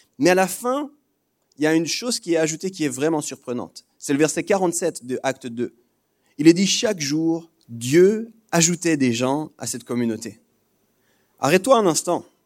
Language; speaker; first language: French; native; French